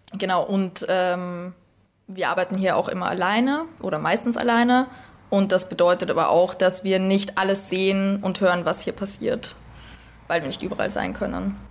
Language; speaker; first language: German; native; German